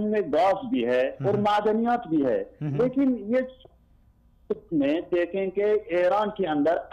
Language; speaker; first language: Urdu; non-native, fluent; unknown